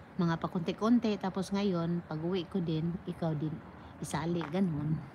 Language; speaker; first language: Filipino; non-native, local second language; Cebuano